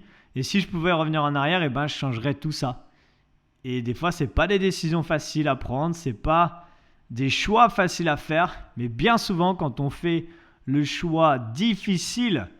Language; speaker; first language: French; native; French